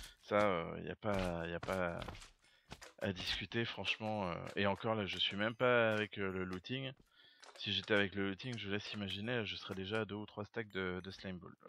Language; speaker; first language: French; native; French